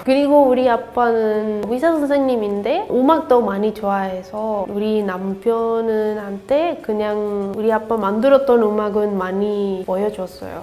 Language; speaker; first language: Korean; non-native, learner; Spanish